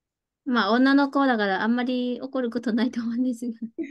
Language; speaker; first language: Japanese; non-native, fluent; Vietnamese